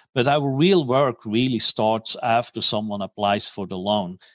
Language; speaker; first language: English; non-native, fluent; German